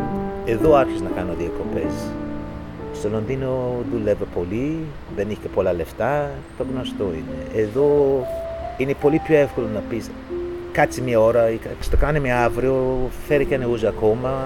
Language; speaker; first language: Greek; non-native, fluent; English